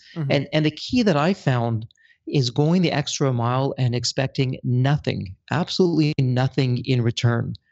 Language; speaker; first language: English; native; English